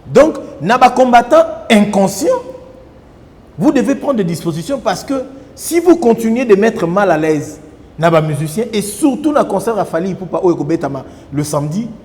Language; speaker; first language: French; non-native, local second language; Lingala